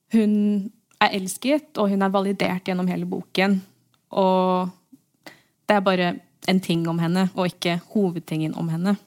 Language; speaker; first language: Norwegian; early bilingual, heritage; English